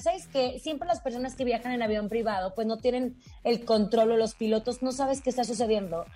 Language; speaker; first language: Spanish; native; Spanish